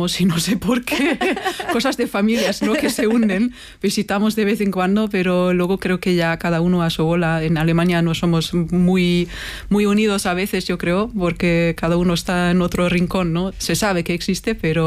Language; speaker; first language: Spanish; non-native, fluent; German